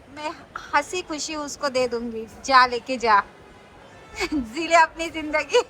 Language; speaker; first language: Hindi; non-native, local second language; Marathi